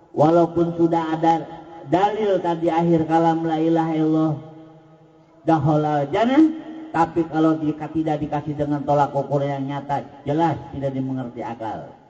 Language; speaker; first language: Indonesian; non-native, local second language; Sundanese